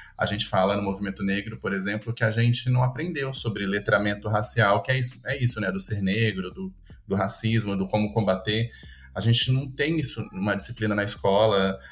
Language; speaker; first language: Portuguese; native; Portuguese